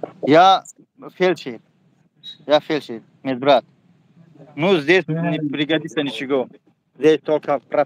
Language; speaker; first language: Russian; non-native, learner; Tajik